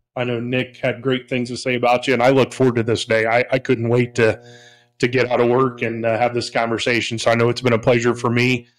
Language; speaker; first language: English; native; English